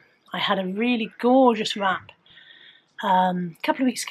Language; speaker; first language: English; native; English